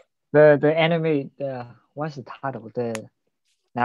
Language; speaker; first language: English; non-native, learner; Korean